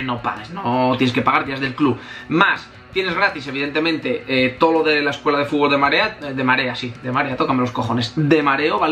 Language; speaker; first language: Spanish; native; Spanish